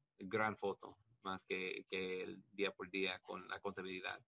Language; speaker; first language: Spanish; non-native, learner; English